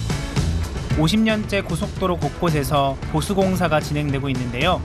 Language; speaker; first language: Korean; native; Korean